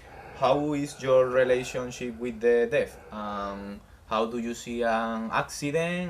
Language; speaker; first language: English; non-native, learner; Spanish